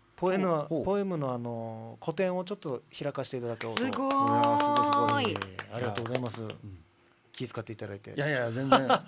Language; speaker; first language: Japanese; native; Japanese